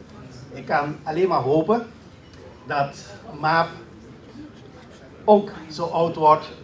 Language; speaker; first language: Dutch; non-native, local second language; Papiamento